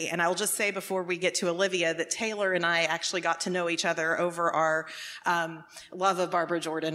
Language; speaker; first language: English; native; English